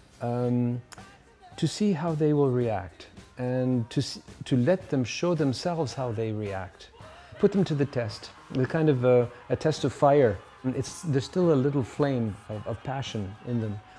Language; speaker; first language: English; native; English